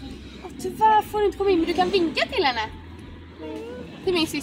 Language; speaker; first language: Swedish; early bilingual, other home language; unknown